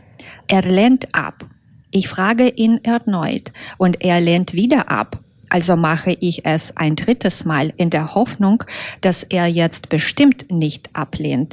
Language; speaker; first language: German; non-native, fluent; Russian